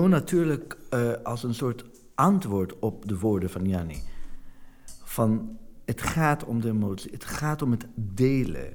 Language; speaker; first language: Dutch; non-native, fluent; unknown